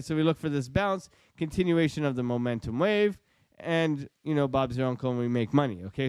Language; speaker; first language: English; native; English